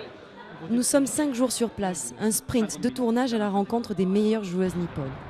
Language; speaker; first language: French; native; French